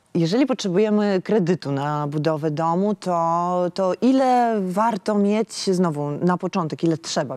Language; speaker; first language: Polish; native; Polish